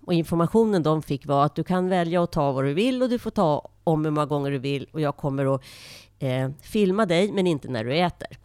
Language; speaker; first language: Swedish; native; Swedish